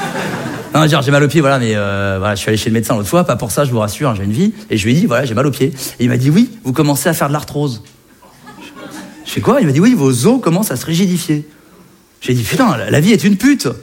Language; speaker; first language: French; native; French